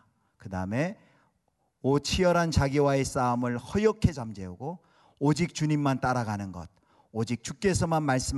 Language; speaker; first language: Korean; native; Korean